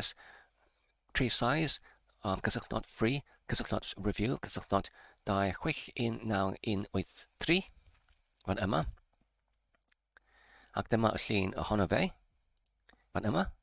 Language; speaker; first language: Welsh; non-native, learner; English